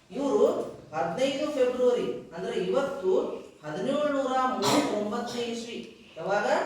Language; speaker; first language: Kannada; native; Kannada